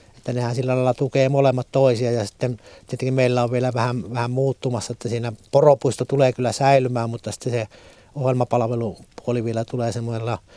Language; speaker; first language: Finnish; native; Finnish